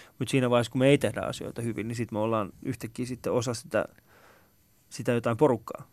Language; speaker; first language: Finnish; early bilingual, other home language; Persian